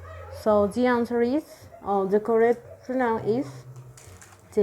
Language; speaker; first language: English; non-native, fluent; Spanish